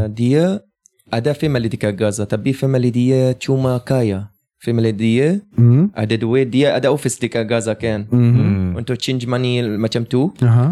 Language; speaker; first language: Malay; non-native, fluent; Arabic